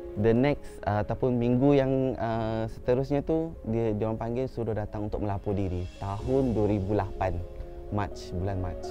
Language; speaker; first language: Malay; non-native, local second language; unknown